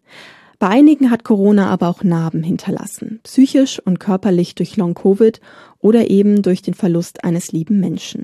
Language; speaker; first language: German; native; German